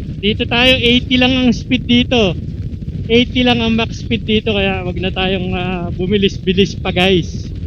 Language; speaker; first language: Filipino; native; Filipino